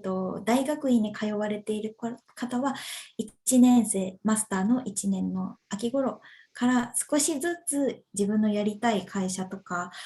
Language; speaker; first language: Japanese; native; Japanese